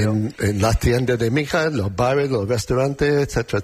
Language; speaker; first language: Spanish; non-native, learner; English